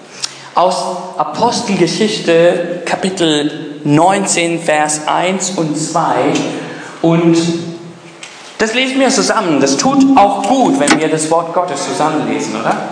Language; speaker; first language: German; non-native, fluent; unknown